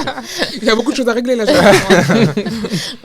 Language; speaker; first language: French; native; French